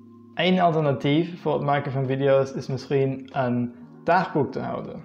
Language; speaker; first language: Dutch; non-native, fluent; English